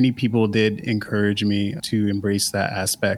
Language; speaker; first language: English; native; English